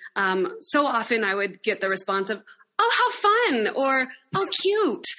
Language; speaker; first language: English; native; English